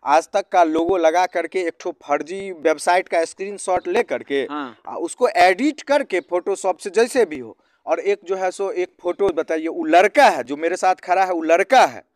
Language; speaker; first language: Hindi; native; Hindi